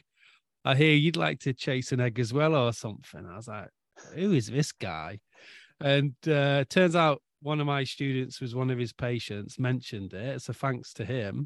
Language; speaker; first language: English; native; English